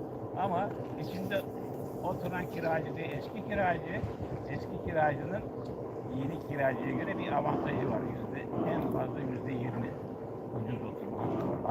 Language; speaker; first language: Turkish; native; Turkish